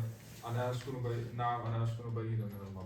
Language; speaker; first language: Arabic; non-native, learner; Kashmiri